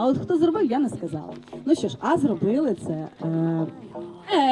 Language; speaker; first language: Ukrainian; native; Ukrainian